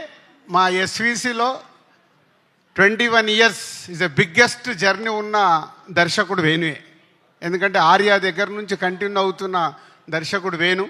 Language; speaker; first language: Telugu; native; Telugu